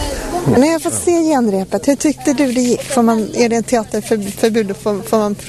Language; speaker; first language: Swedish; native; Swedish